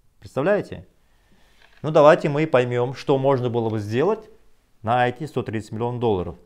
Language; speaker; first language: Russian; non-native, local second language; Kazakh